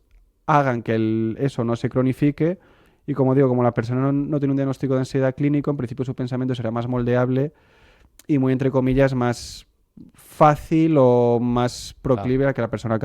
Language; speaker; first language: Spanish; non-native, local second language; Catalan